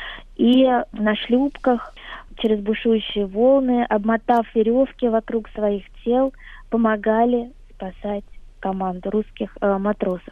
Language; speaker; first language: Russian; native; Russian